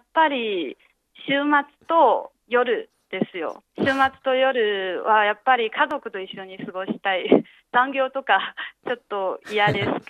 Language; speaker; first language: Japanese; non-native, fluent; Chinese